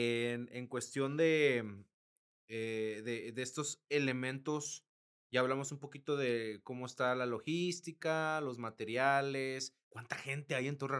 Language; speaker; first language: Spanish; native; Spanish